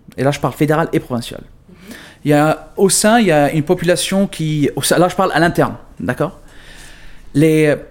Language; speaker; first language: French; non-native, fluent; Arabic